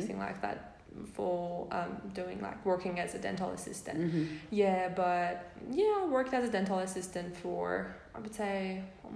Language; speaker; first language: English; non-native, fluent; Persian